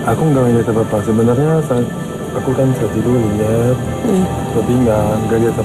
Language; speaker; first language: Indonesian; non-native, fluent; English